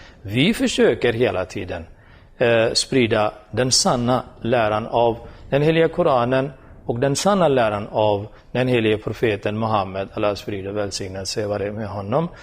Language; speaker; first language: Swedish; non-native, fluent; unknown